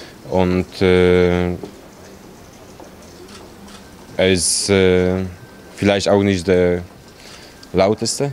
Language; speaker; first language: German; non-native, fluent; Polish